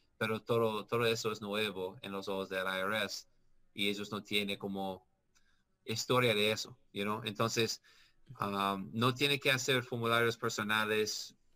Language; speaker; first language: Spanish; non-native, learner; English